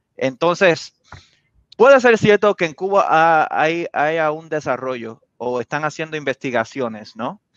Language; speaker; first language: Spanish; early bilingual, heritage; Spanish